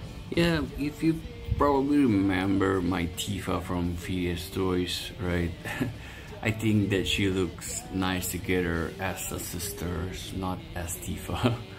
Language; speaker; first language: English; non-native, fluent; Indonesian